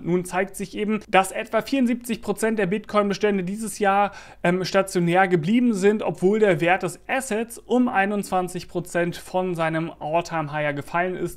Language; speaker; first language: German; native; German